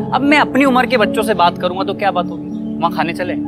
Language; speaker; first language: Hindi; native; Hindi